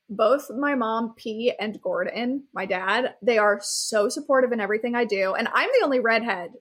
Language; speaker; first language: English; native; English